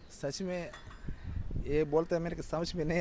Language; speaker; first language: Hindi; non-native, local second language; Malayalam